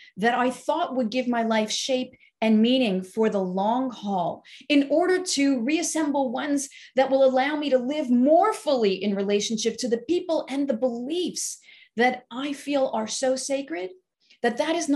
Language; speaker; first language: English; native; English